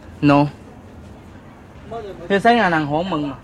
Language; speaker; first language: French; non-native, learner; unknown